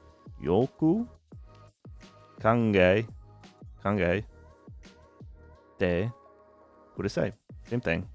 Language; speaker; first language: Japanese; non-native, learner; English